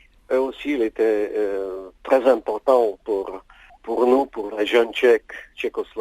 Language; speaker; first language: French; non-native, fluent; Czech